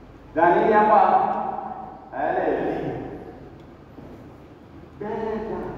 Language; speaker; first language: Indonesian; non-native, learner; Arabic